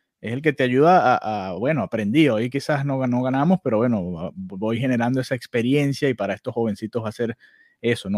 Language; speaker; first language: Spanish; native; Spanish